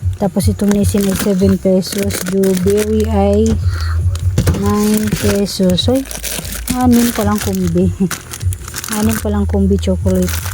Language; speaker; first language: Filipino; non-native, local second language; Cebuano